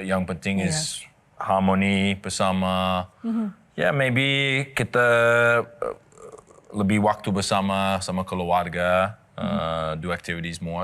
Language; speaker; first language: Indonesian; non-native, learner; English